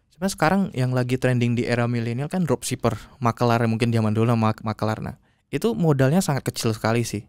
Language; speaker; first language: Indonesian; native; Indonesian